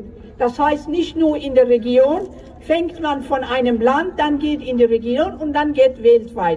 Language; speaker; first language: German; non-native, fluent; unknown